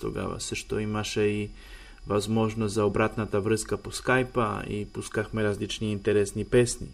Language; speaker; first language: Bulgarian; non-native, fluent; Polish